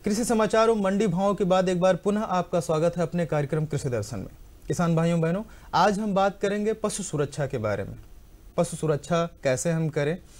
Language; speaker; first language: Hindi; native; Hindi